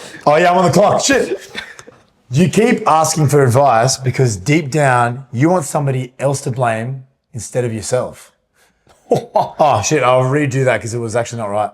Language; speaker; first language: English; native; English